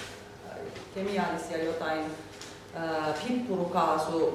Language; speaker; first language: Finnish; non-native, learner; Turkish